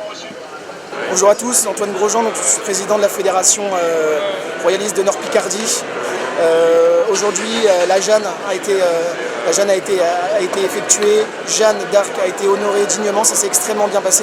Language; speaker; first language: French; native; French